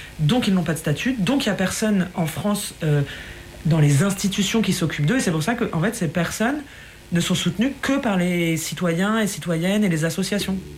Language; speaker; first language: French; native; French